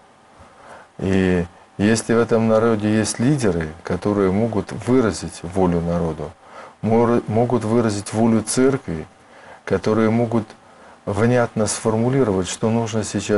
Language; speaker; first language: Russian; native; Russian